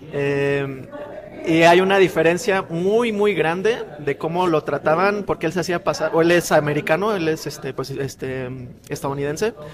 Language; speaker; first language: Spanish; native; Spanish